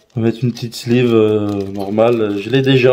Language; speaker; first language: French; native; French